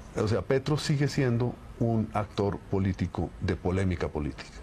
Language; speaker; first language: Spanish; native; Spanish